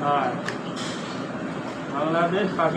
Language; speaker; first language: Hindi; non-native, learner; Nepali